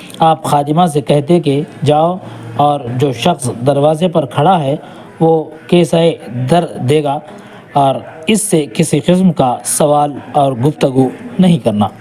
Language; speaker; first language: Urdu; native; Urdu